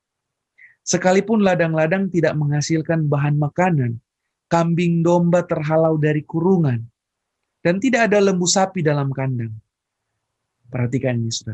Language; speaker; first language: Indonesian; native; Indonesian